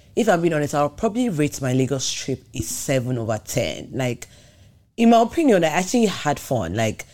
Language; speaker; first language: English; non-native, local second language; Yoruba